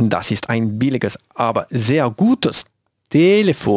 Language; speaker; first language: German; non-native, learner; Spanish